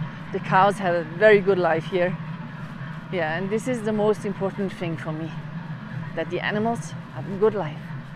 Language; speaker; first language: English; non-native, fluent; Swiss German